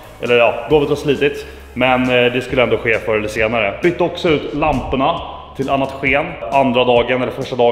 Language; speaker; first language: Swedish; native; Swedish